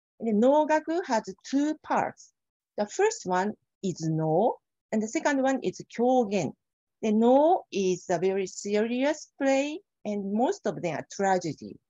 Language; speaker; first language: English; non-native, fluent; Japanese